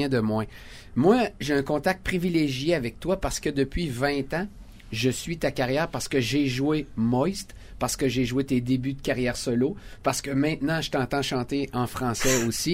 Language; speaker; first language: French; native; French